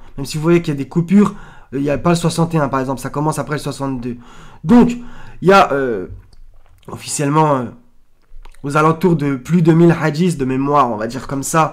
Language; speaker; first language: French; native; French